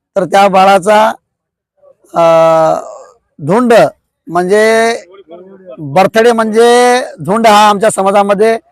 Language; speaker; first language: Marathi; non-native, local second language; Lambadi